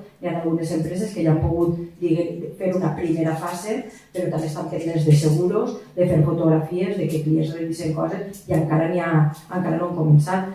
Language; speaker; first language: Catalan; native; Catalan